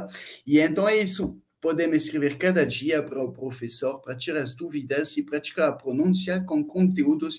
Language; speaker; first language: Portuguese; non-native, fluent; French